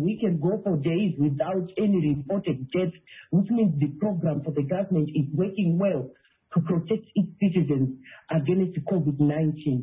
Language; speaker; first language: English; non-native, local second language; Shona